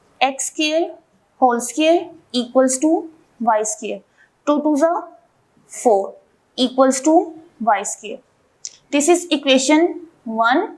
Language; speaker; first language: English; non-native, local second language; Urdu